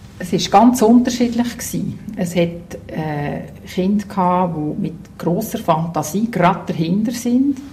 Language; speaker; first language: German; native; German